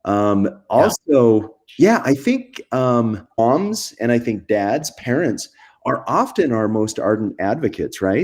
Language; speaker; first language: English; native; English